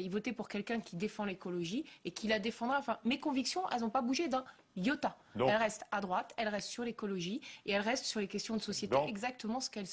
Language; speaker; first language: French; native; French